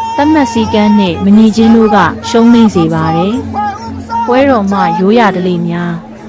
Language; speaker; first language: Burmese; non-native, local second language; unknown